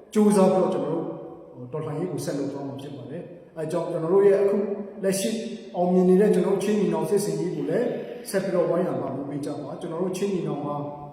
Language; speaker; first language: Burmese; non-native, local second language; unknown